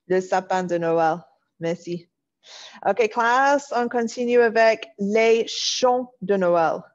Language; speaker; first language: French; non-native, fluent; English